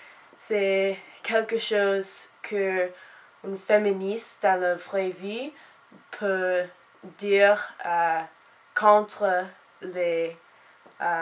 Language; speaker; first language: French; non-native, learner; English